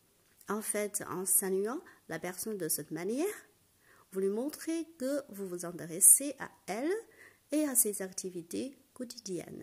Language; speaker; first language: French; non-native, fluent; Chinese